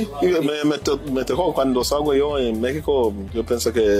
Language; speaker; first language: Spanish; non-native, fluent; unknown